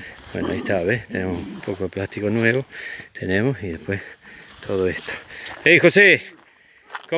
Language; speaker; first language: Spanish; native; Spanish